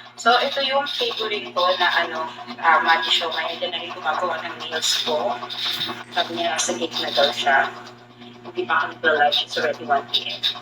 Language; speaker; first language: Filipino; native; Filipino